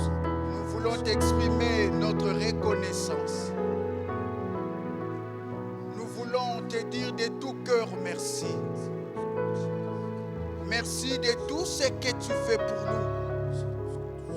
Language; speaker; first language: French; non-native, local second language; Lingala